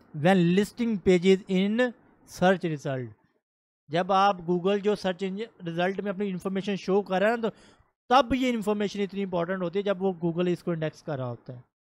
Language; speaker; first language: Urdu; native; Urdu